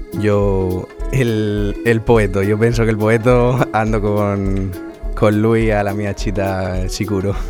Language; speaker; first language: Italian; non-native, learner; Spanish